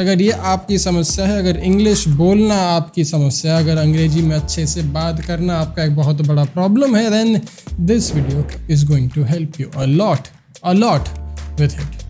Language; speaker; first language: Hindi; non-native, local second language; Bangla